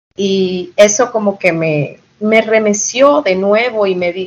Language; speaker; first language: Spanish; early bilingual, heritage; Spanish